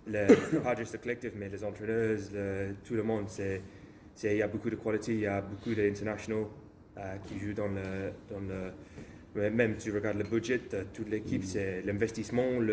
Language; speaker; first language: French; non-native, learner; English